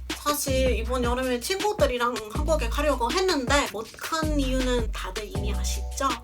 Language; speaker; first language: Korean; non-native, fluent; English